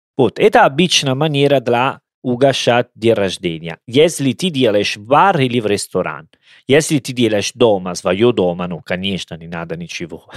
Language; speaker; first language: Russian; non-native, learner; Italian